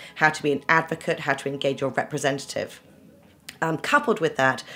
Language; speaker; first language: English; native; English